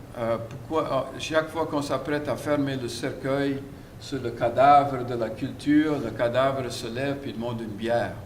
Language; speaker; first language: French; early bilingual, heritage; French